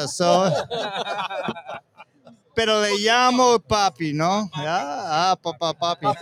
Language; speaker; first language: Spanish; non-native, learner; English